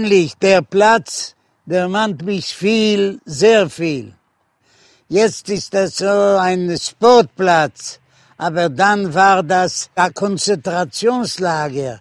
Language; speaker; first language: German; non-native, fluent; Yiddish